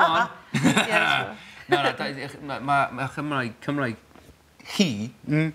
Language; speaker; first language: Welsh; non-native, local second language; English